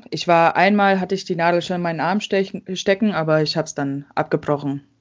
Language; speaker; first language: German; native; German